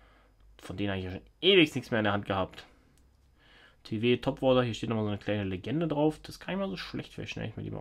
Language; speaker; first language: German; native; German